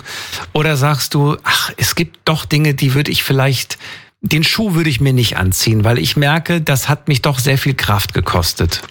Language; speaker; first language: German; native; German